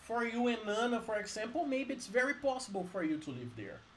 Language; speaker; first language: English; non-native, fluent; Portuguese